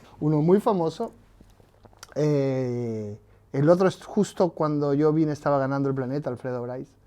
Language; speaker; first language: Spanish; native; Spanish